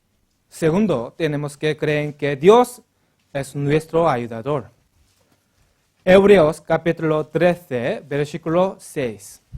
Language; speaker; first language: Spanish; non-native, learner; Korean